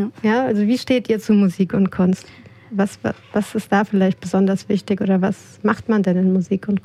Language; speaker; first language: German; native; German